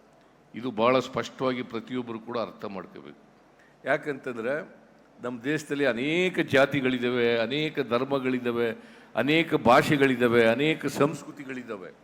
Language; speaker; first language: Kannada; native; Kannada